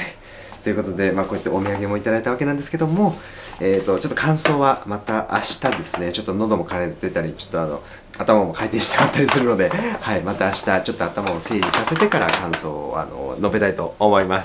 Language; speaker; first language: Japanese; native; Japanese